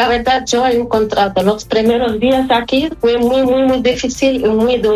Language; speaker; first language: Spanish; non-native, fluent; Arabic